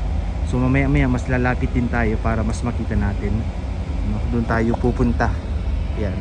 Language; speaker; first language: Filipino; native; Filipino